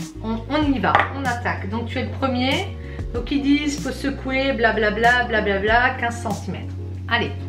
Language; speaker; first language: French; native; French